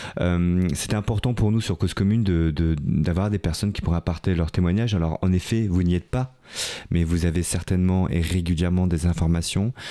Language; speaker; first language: French; native; French